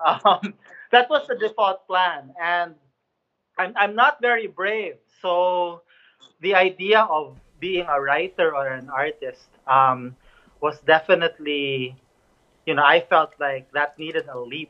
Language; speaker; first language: English; non-native, local second language; Cebuano